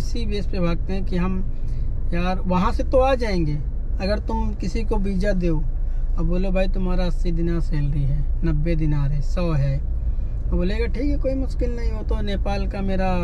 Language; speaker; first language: Hindi; native; Hindi